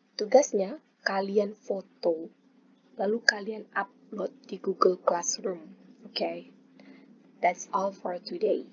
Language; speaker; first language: English; non-native, fluent; Indonesian